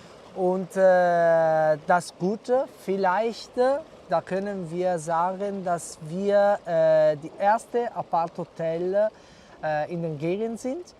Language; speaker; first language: German; non-native, learner; Italian